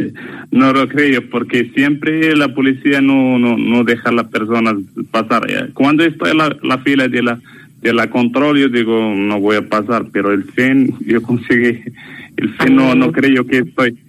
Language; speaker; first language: Spanish; non-native, learner; Arabic